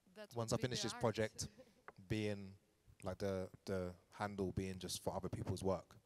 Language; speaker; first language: English; native; English